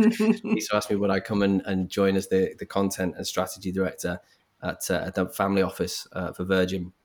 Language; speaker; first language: English; native; English